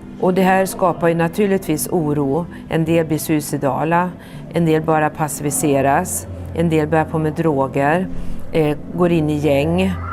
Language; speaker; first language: Swedish; native; Swedish